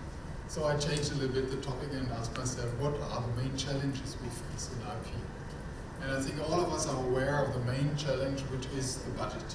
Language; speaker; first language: English; non-native, fluent; German